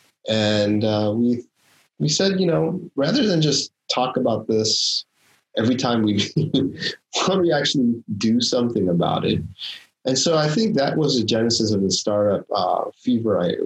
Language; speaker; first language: English; non-native, local second language; Korean